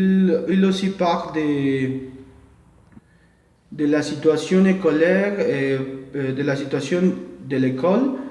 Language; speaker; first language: French; non-native, learner; Portuguese